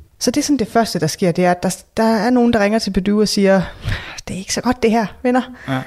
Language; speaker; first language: Danish; native; Danish